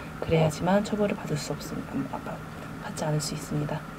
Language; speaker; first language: Korean; native; Korean